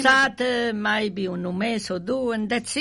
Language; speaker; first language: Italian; early bilingual, heritage; Italian